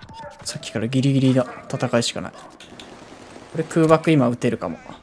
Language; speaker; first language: Japanese; native; Japanese